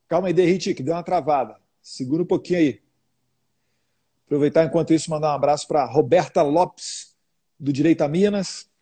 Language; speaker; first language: Portuguese; native; Portuguese